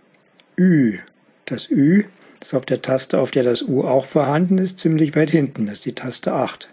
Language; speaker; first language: German; native; German